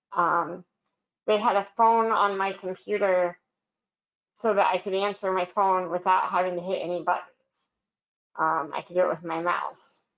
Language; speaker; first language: English; native; English